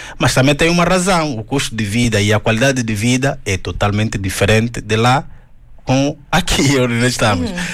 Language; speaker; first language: Portuguese; native; Portuguese